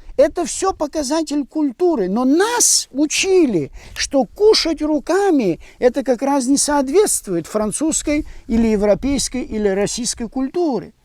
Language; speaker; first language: Russian; non-native, local second language; Abkhazian